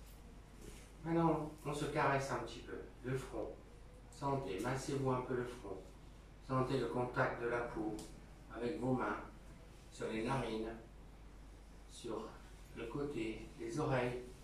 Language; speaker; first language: French; native; French